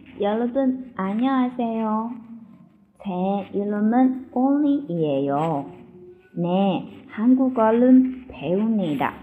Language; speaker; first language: Korean; non-native, learner; Chinese